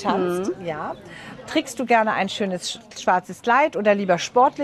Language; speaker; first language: German; native; German